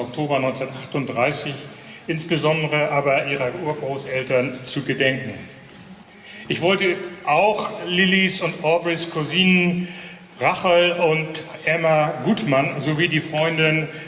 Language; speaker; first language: German; native; German